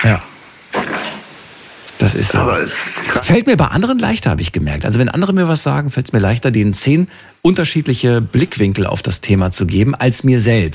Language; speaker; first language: German; native; German